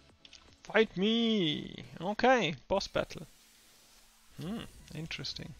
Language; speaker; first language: English; non-native, fluent; German